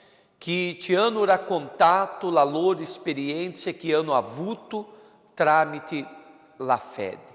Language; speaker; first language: Italian; non-native, fluent; Portuguese